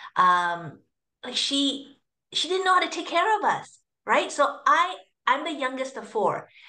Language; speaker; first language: English; early bilingual, other home language; Cantonese